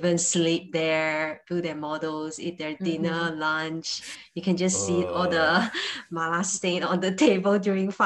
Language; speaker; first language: English; non-native, local second language; Chinese